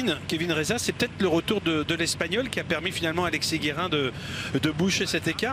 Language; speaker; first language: French; native; French